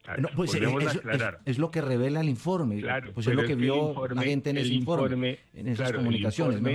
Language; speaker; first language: Spanish; native; Spanish